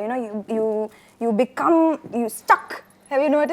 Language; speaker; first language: Telugu; non-native, fluent; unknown